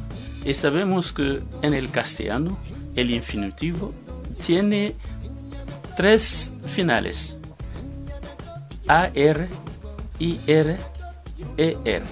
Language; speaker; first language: Spanish; non-native, fluent; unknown